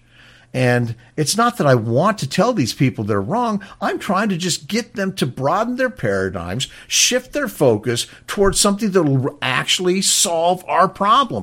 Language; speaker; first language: English; native; English